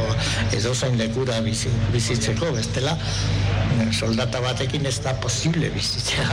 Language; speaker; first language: Basque; non-native, local second language; Spanish